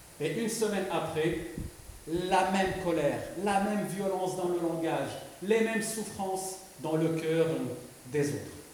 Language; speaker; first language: French; non-native, local second language; Arabic